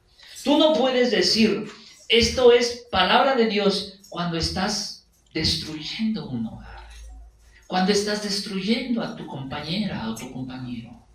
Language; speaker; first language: Spanish; native; Spanish